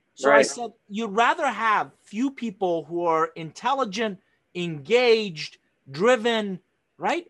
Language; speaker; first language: English; non-native, fluent; Persian